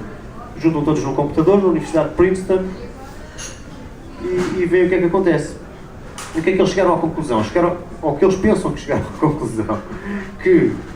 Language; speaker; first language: Portuguese; native; Portuguese